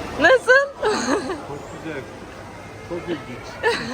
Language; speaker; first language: Turkish; non-native, learner; Korean